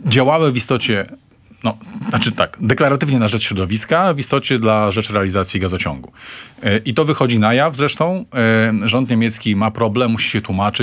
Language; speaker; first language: Polish; native; Polish